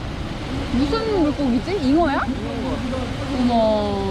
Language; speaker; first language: Korean; non-native, fluent; Chinese